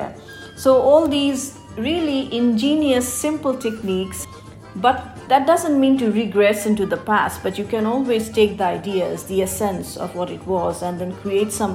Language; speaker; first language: English; non-native, local second language; Bangla